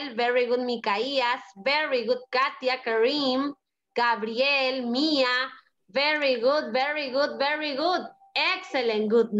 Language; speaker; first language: English; non-native, learner; Spanish